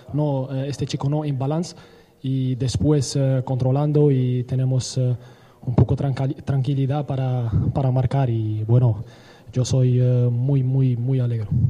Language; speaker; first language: Spanish; non-native, learner; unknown